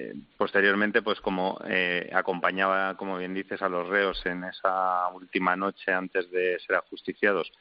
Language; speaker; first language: Spanish; native; Spanish